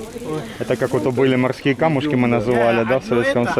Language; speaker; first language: Russian; native; Russian